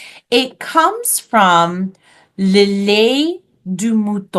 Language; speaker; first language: French; non-native, fluent; English